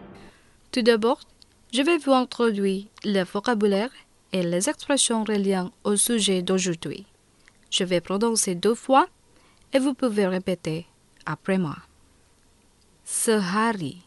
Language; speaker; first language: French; non-native, fluent; Indonesian